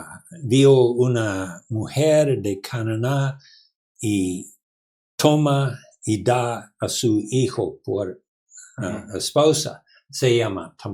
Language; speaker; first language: Spanish; non-native, learner; English